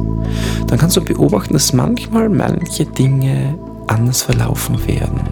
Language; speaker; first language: German; native; German